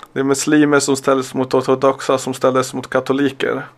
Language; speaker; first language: Swedish; early bilingual, other home language; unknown